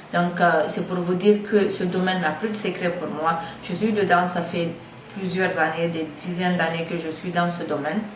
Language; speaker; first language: French; non-native, local second language; Fula